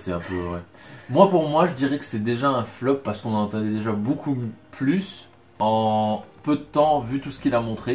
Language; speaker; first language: French; native; French